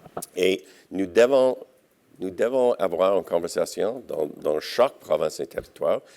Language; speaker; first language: French; non-native, local second language; English